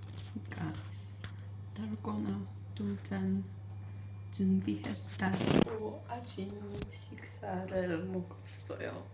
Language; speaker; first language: Korean; non-native, learner; Polish